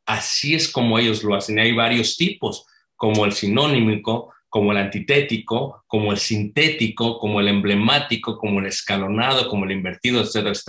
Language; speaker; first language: Spanish; native; Spanish